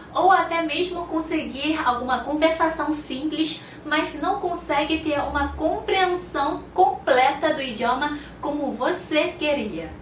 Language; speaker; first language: Portuguese; non-native, fluent; Chinese